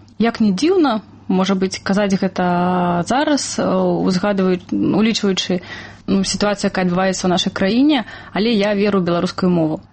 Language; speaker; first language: Belarusian; early bilingual, other home language; Russian